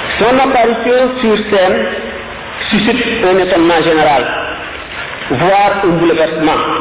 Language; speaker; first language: French; non-native, local second language; Wolof